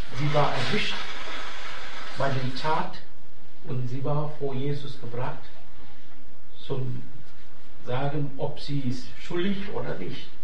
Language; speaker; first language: German; non-native, fluent; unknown